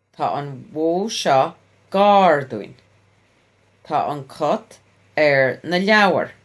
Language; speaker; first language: Irish; native; Irish